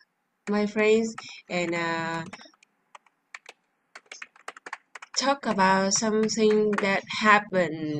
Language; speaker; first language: English; non-native, learner; Vietnamese